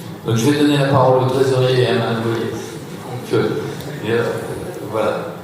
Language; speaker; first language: French; native; French